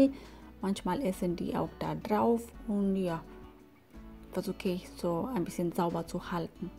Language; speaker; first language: German; non-native, fluent; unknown